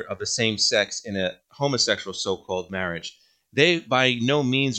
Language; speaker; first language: English; native; English